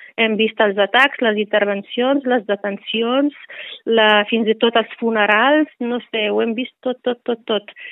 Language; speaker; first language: Catalan; non-native, fluent; Riffian